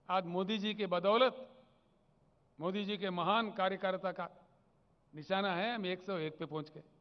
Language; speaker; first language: Hindi; non-native, local second language; Telugu